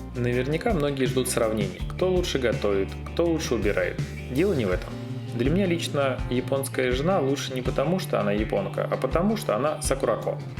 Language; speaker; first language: Russian; native; Russian